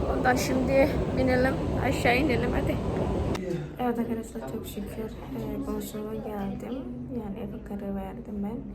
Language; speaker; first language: Turkish; non-native, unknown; Indonesian